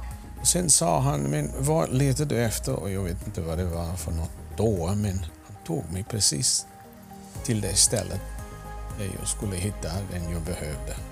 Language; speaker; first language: Swedish; non-native, fluent; Afrikaans